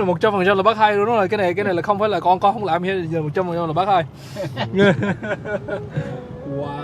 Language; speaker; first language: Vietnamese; early bilingual, heritage; Vietnamese